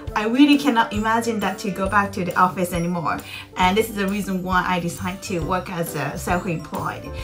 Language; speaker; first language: English; non-native, fluent; Japanese